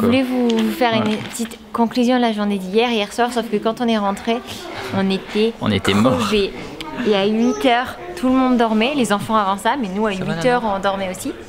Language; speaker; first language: French; native; French